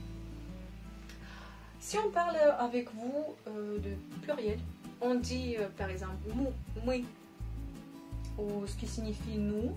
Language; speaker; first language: French; non-native, fluent; Russian